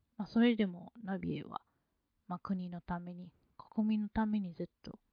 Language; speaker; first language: Japanese; non-native, fluent; Chinese